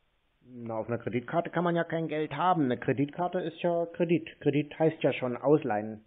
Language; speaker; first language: German; native; German